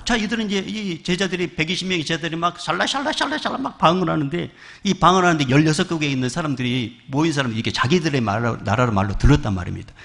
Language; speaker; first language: Korean; native; Korean